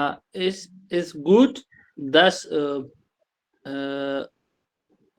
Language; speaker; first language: German; non-native, learner; Urdu